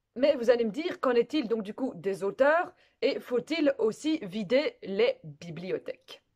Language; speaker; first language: French; native; French